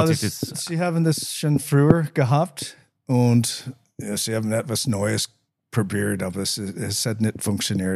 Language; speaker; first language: German; non-native, learner; English